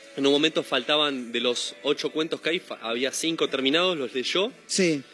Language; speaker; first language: Spanish; native; Spanish